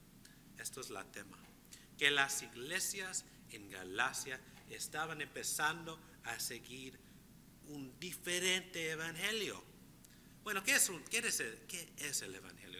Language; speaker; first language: Spanish; non-native, fluent; English